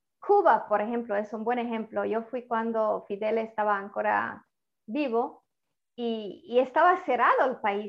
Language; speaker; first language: Spanish; non-native, fluent; Italian